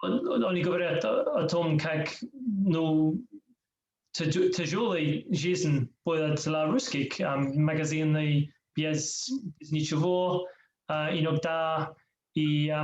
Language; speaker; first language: Russian; non-native, learner; English